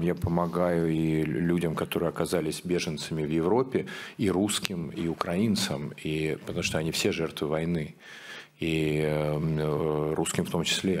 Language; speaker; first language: Russian; native; Russian